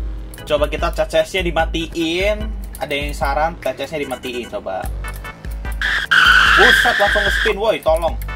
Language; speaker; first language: Indonesian; native; Indonesian